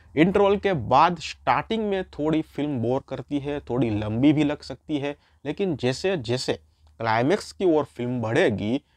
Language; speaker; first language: Hindi; non-native, local second language; Gujarati